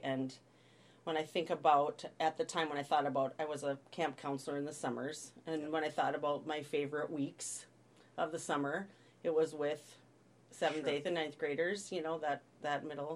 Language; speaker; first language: English; native; English